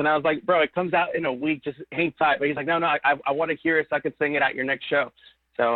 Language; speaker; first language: English; native; English